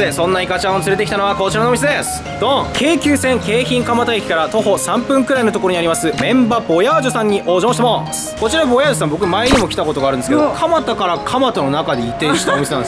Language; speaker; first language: Japanese; native; Japanese